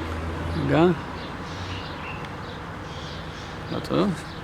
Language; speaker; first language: Hebrew; native; Hebrew